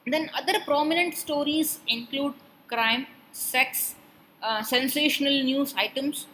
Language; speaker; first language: English; non-native, local second language; Kannada